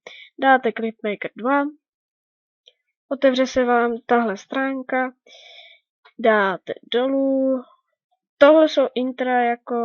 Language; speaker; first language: Czech; native; Czech